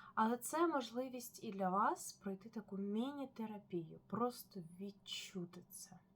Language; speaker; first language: Ukrainian; non-native, local second language; Russian